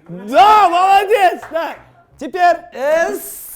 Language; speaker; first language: Russian; non-native, local second language; Kazakh